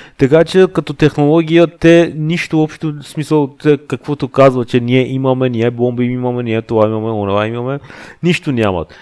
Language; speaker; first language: Bulgarian; non-native, fluent; Persian